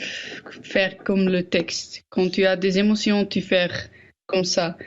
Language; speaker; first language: French; non-native, learner; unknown